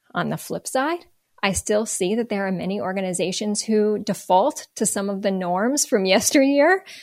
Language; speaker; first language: English; native; English